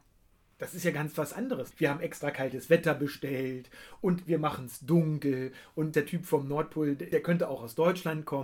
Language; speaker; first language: German; native; German